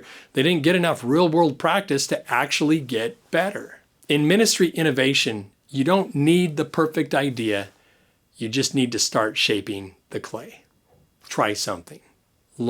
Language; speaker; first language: English; native; English